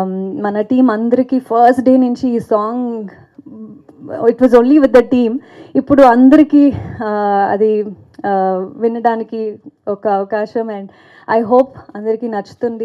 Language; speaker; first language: Telugu; non-native, fluent; Kannada